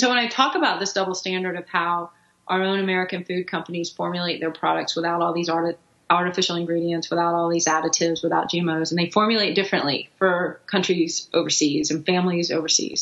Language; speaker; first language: English; native; English